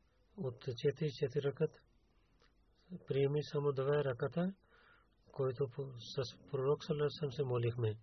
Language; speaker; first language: Bulgarian; non-native, learner; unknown